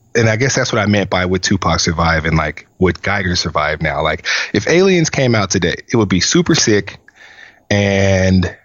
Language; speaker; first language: English; native; English